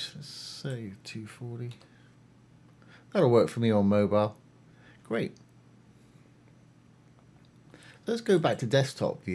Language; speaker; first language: English; native; English